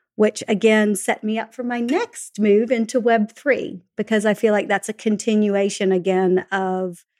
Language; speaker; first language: English; native; English